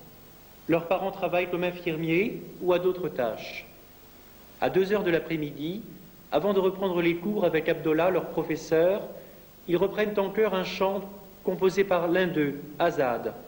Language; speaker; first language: French; native; French